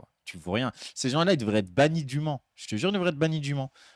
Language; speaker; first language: French; native; French